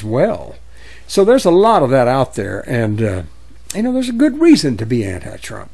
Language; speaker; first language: English; native; English